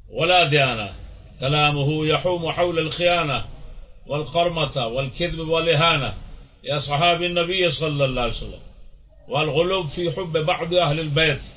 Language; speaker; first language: Arabic; non-native, fluent; Urdu